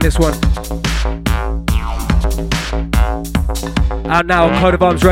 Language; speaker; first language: English; native; English